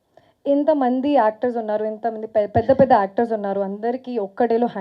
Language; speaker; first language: Telugu; non-native, fluent; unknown